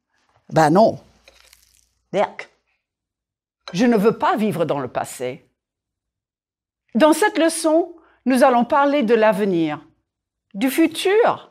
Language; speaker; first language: French; native; French